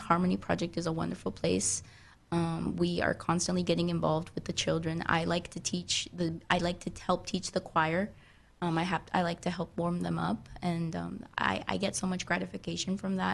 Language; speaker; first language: English; native; English